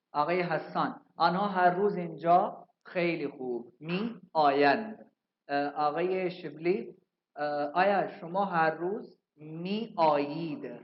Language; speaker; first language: Persian; non-native, fluent; Urdu